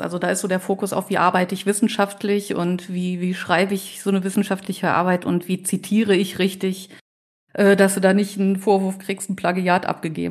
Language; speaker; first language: German; native; German